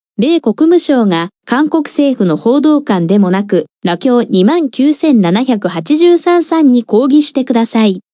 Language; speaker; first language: Japanese; non-native, fluent; Korean